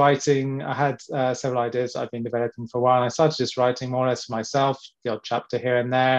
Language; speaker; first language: English; native; English